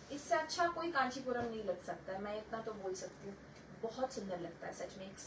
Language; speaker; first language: Hindi; non-native, local second language; Bangla